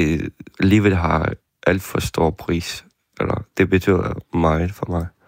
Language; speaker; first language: Danish; non-native, fluent; Ukrainian